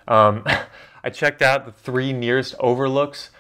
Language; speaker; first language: English; native; English